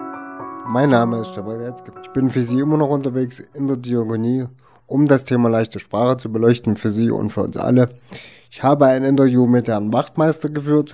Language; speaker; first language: German; native; German